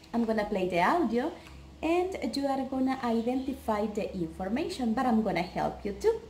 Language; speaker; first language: English; non-native, fluent; Spanish